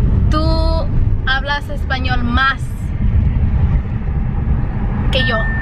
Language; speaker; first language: Spanish; early bilingual, heritage; Spanish